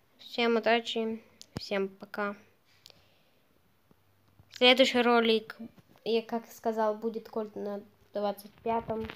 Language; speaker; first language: Russian; native; Russian